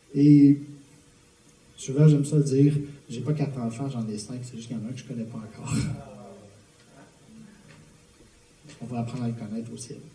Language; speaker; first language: French; native; French